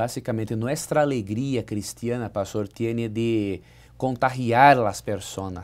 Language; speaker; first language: Spanish; non-native, learner; Portuguese